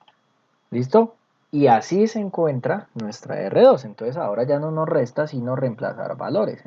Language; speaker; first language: Spanish; native; Spanish